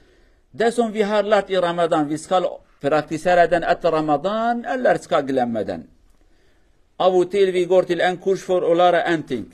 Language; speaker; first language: Norwegian; non-native, fluent; Kurdish